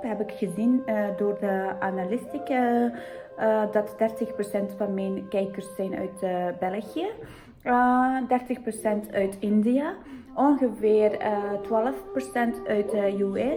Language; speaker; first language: Dutch; non-native, fluent; Tibetan